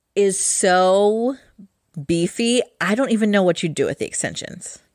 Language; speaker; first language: English; native; English